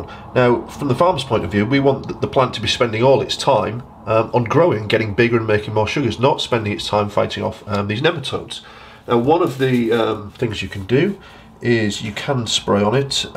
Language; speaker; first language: English; native; English